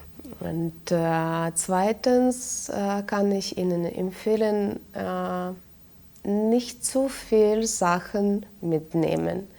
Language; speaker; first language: German; non-native, fluent; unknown